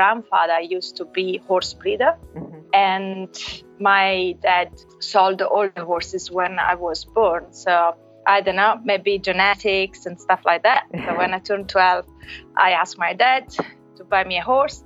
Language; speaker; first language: English; non-native, fluent; Italian